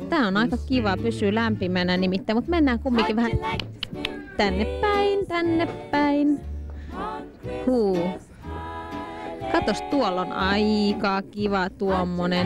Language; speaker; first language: Finnish; native; Finnish